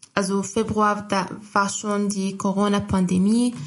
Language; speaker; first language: German; non-native, fluent; Arabic